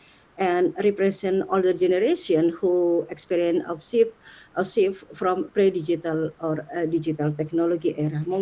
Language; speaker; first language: English; non-native, learner; Indonesian